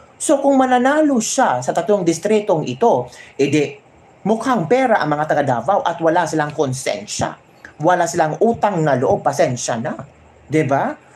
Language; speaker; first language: Filipino; non-native, local second language; Hiligaynon